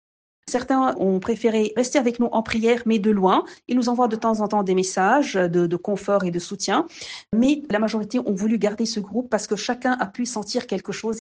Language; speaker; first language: French; non-native, local second language; Arabic